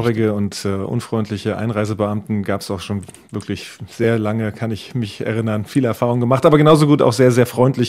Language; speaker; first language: German; native; German